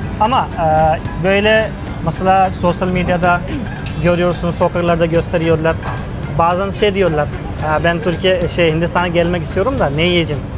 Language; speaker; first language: Turkish; non-native, fluent; Hindi